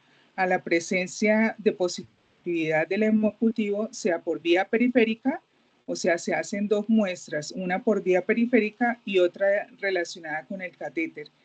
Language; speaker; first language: Spanish; native; Spanish